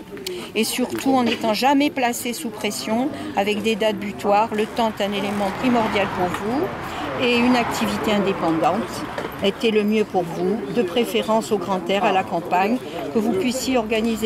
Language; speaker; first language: French; native; French